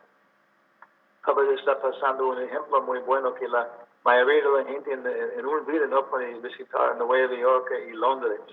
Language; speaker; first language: Spanish; non-native, learner; English